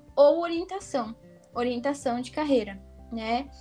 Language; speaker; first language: Portuguese; native; Portuguese